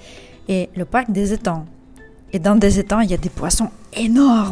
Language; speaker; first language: French; non-native, fluent; Russian